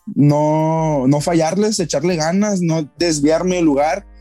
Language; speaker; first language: Spanish; native; Spanish